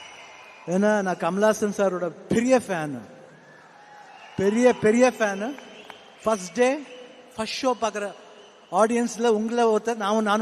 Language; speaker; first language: Tamil; non-native, local second language; Kannada